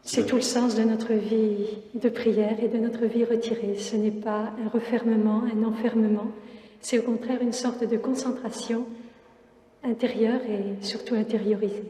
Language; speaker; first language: French; native; French